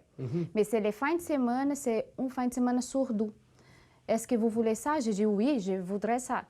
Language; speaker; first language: French; non-native, fluent; Portuguese